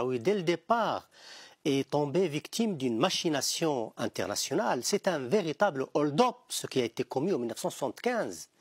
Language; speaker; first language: French; non-native, local second language; Arabic